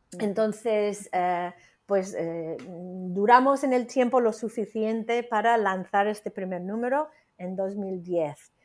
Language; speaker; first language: Spanish; non-native, fluent; English